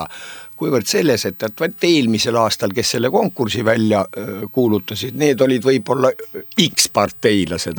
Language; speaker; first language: Estonian; native; Estonian